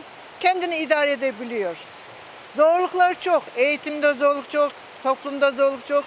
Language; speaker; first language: Turkish; native; Turkish